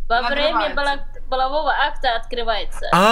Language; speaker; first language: Russian; non-native, learner; Somali